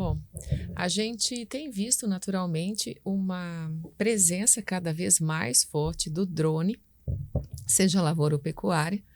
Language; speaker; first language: Portuguese; native; Portuguese